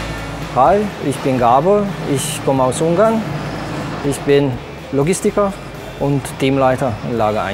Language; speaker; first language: German; non-native, fluent; Hungarian